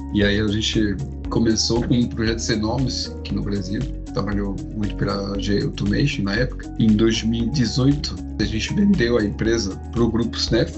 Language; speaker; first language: Portuguese; non-native, fluent; French